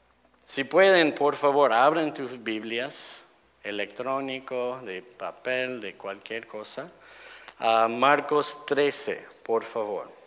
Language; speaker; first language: Spanish; non-native, fluent; English